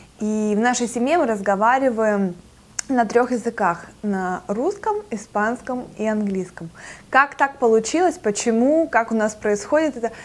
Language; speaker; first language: Russian; native; Russian